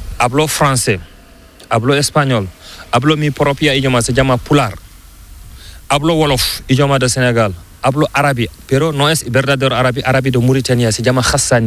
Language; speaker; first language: Spanish; non-native, learner; Fula